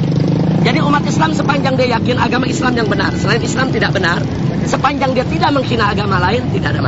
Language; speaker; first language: Indonesian; native; Indonesian